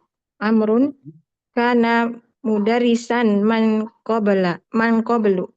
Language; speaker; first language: Arabic; non-native, learner; Indonesian